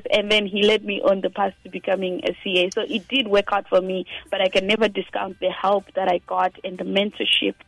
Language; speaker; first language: English; non-native, local second language; Shona